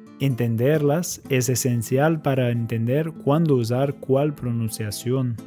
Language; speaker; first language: Spanish; non-native, fluent; English